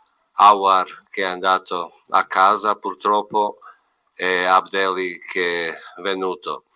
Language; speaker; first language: Italian; non-native, fluent; Bosnian